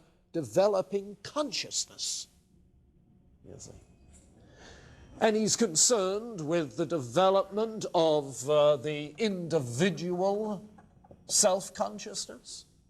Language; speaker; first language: English; native; English